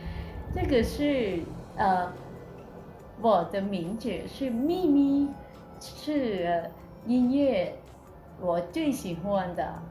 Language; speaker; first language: Chinese; non-native, learner; Lao